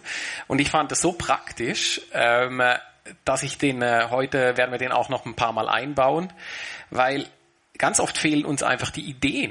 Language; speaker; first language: German; native; German